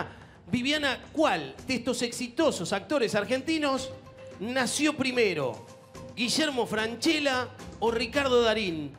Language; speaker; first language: Spanish; native; Spanish